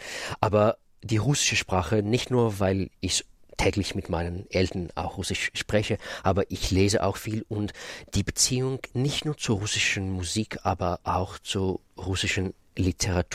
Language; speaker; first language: German; non-native, fluent; Russian